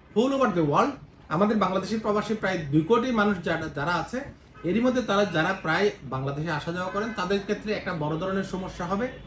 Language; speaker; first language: Bangla; native; Bangla